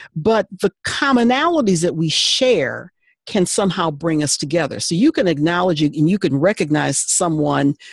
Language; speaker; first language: English; native; English